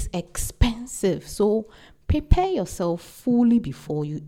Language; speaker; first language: English; non-native, local second language; Akan